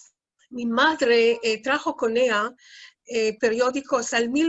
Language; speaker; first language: Spanish; non-native, fluent; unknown